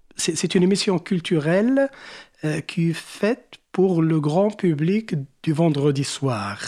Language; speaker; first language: French; non-native, local second language; Arabic